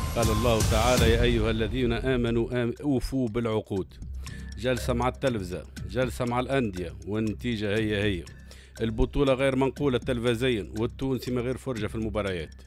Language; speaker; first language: Arabic; native; Arabic